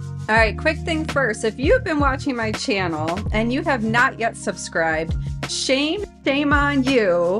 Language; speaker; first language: English; native; English